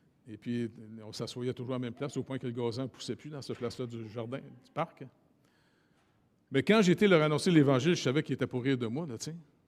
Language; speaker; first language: French; native; French